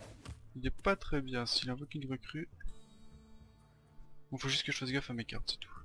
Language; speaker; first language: French; native; French